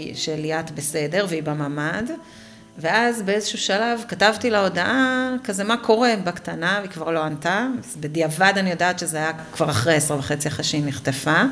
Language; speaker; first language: Hebrew; native; Hebrew